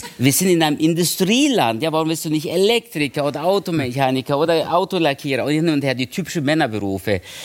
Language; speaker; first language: German; early bilingual, other home language; Turkish